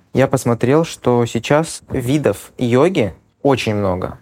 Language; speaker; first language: Russian; native; Russian